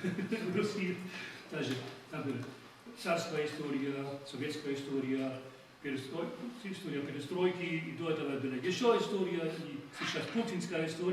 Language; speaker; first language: Russian; non-native, fluent; German